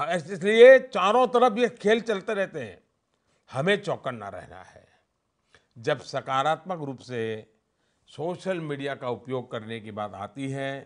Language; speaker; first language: Hindi; non-native, local second language; Gujarati